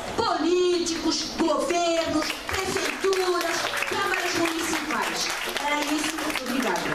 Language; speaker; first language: Portuguese; native; Portuguese